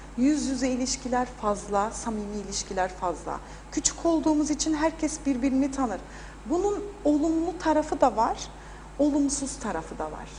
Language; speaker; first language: Turkish; native; Turkish